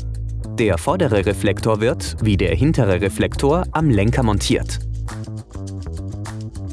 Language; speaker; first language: German; native; German